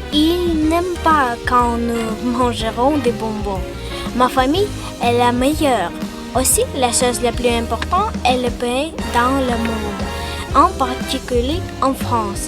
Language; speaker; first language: French; non-native, learner; Ukrainian